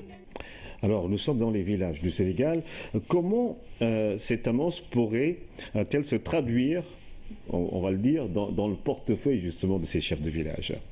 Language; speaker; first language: French; non-native, local second language; Wolof